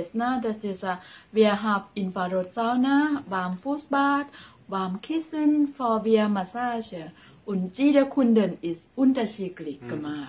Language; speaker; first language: German; non-native, learner; Thai